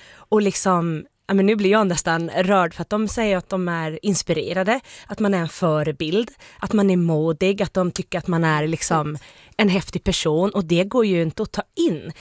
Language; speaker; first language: Swedish; native; Swedish